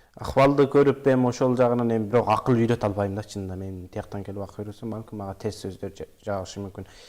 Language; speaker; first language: Kyrgyz; early bilingual, heritage; Kyrgyz